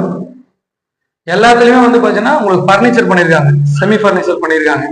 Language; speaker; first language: Tamil; native; Tamil